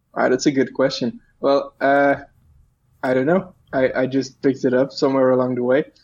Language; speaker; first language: English; non-native, fluent; Dutch